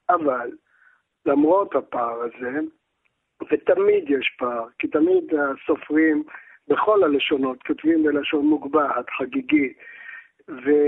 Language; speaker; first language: Hebrew; early bilingual, other home language; Arabic